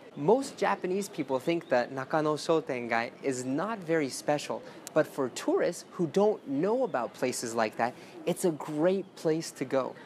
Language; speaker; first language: English; native; English